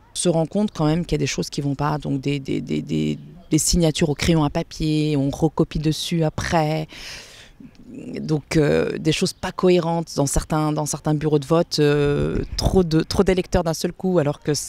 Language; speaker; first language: French; native; French